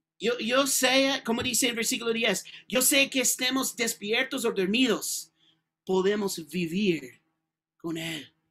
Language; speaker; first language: Spanish; non-native, learner; English